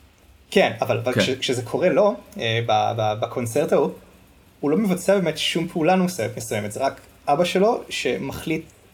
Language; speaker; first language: Hebrew; native; Hebrew